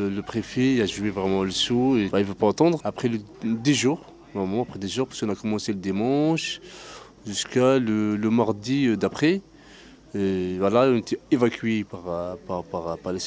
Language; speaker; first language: French; non-native, local second language; Arabic